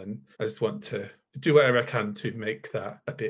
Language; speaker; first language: English; native; English